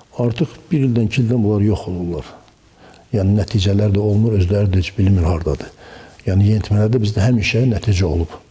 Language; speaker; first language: Azerbaijani; native; Azerbaijani